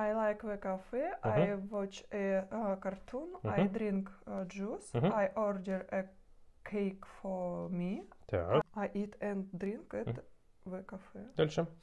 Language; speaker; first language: English; non-native, learner; Russian